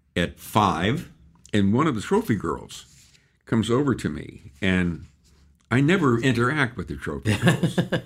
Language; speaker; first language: English; native; English